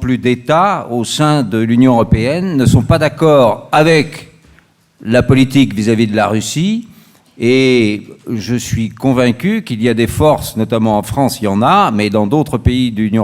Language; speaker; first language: French; native; French